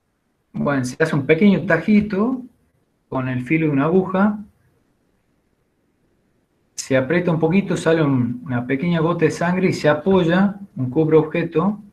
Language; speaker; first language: Spanish; native; Spanish